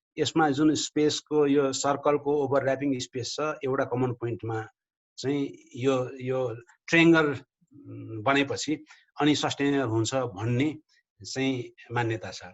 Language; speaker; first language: Nepali; native; Nepali